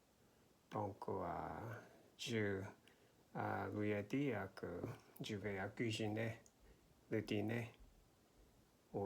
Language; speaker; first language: French; non-native, learner; Korean